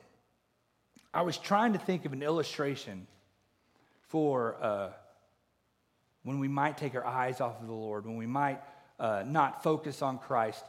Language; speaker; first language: English; native; English